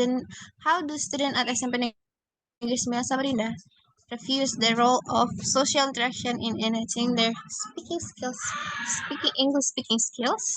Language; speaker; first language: English; non-native, learner; Indonesian